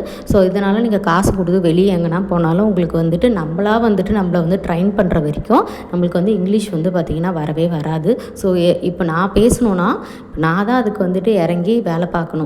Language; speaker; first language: Tamil; native; Tamil